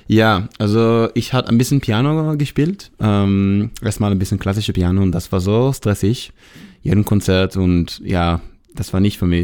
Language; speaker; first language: German; non-native, learner; Hebrew